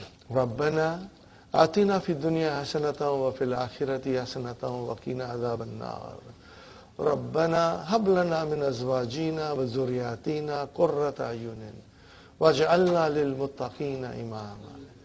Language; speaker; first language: Arabic; non-native, fluent; Urdu